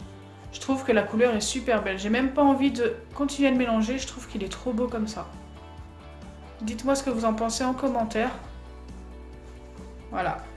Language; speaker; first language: French; native; French